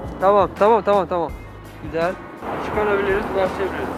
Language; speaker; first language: Turkish; native; Turkish